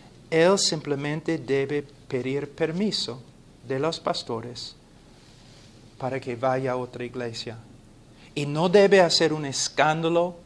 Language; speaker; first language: Spanish; non-native, fluent; English